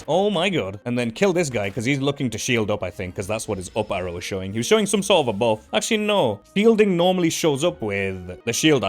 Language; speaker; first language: English; native; English